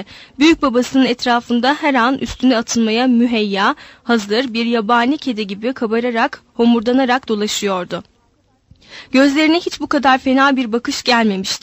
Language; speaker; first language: Turkish; native; Turkish